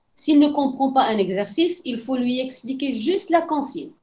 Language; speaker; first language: French; non-native, local second language; Arabic